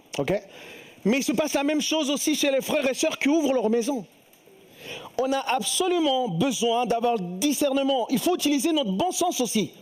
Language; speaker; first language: French; early bilingual, other home language; Spanish